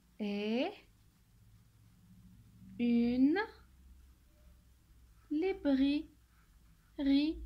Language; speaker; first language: French; non-native, local second language; Arabic